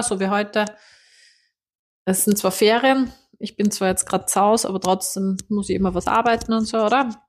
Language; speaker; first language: German; native; German